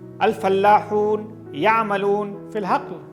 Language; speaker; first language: Arabic; non-native, fluent; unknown